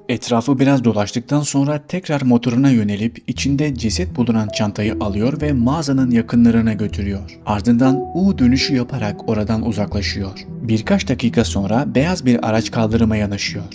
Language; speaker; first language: Turkish; native; Turkish